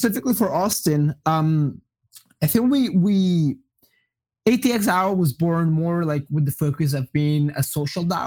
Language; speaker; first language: English; non-native, fluent; Portuguese